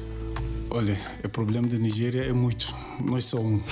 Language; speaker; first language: Portuguese; non-native, learner; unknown